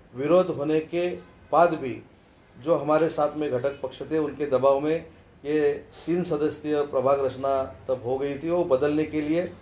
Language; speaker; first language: Hindi; non-native, local second language; Marathi